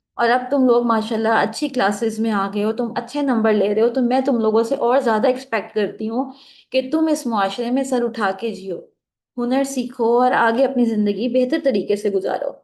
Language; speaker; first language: Urdu; native; Urdu